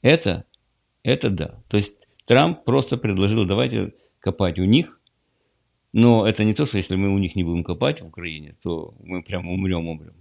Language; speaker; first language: Russian; native; Russian